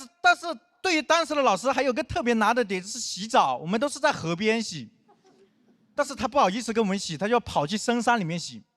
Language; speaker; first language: Chinese; non-native, local second language; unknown